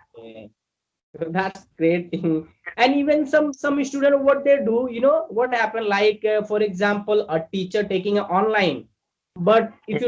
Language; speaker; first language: English; non-native, learner; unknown